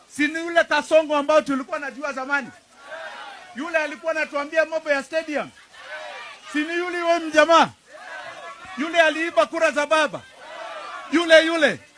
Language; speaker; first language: Swahili; non-native, local second language; Kikuyu